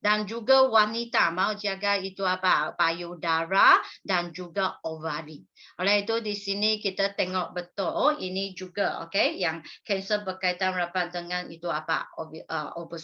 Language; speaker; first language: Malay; non-native, local second language; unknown